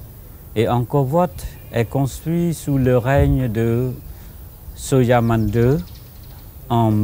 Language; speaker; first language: French; non-native, fluent; Khmer